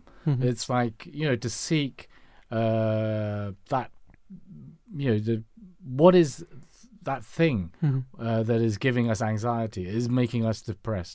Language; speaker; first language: English; non-native, local second language; Cantonese